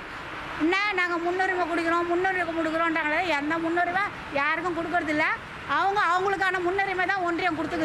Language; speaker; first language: Tamil; native; Tamil